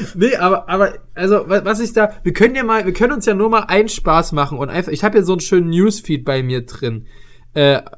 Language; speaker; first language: German; native; German